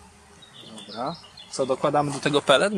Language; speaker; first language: Polish; native; Polish